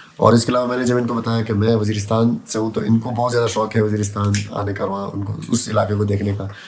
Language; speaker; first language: Urdu; non-native, local second language; Pashto